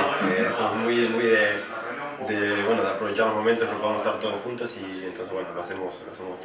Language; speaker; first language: Spanish; native; Spanish